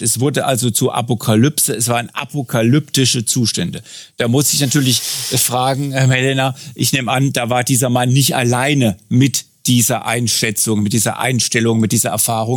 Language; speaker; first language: German; native; German